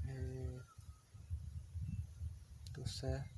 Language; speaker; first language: French; non-native, learner; Portuguese